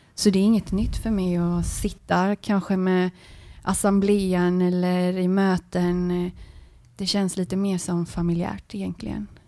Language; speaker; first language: Swedish; early bilingual, other home language; Spanish